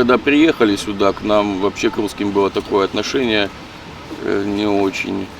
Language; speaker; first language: Russian; native; Russian